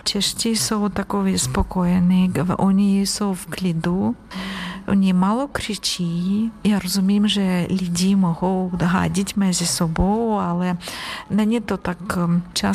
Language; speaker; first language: Czech; non-native, learner; Ukrainian